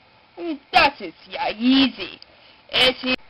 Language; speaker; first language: German; non-native, learner; English